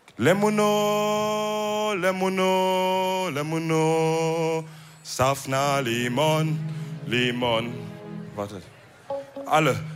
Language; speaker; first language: German; early bilingual, other home language; Wolof